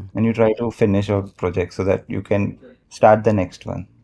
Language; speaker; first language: English; non-native, local second language; Marathi